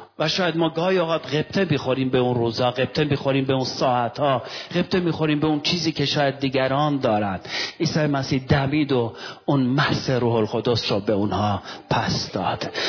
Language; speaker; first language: Persian; non-native, local second language; Armenian